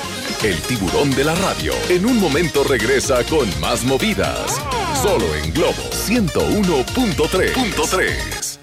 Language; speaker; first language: Spanish; native; Spanish